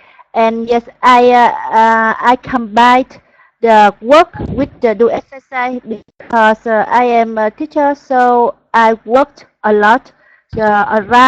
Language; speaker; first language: English; non-native, learner; Vietnamese